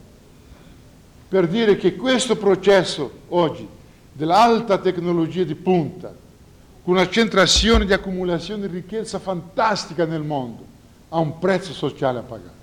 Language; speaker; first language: Italian; non-native, fluent; Portuguese